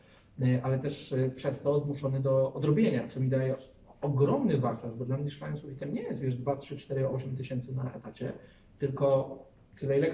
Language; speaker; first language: Polish; native; Polish